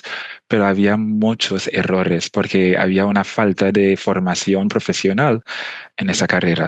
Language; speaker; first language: Spanish; non-native, fluent; English